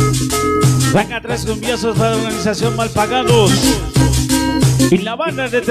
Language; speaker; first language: Spanish; native; Spanish